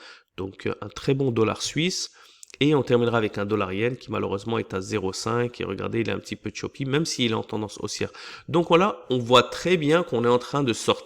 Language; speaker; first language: French; native; French